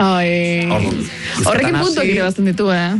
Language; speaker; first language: Basque; native; Basque